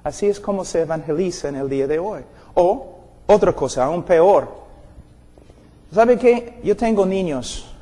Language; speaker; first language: Spanish; non-native, fluent; English